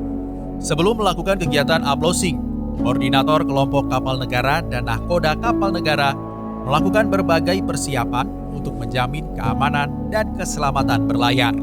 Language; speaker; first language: Indonesian; native; Indonesian